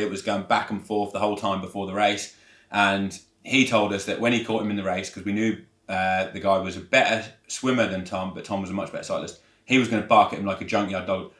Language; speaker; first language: English; native; English